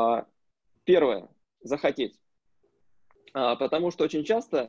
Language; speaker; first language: Russian; native; Russian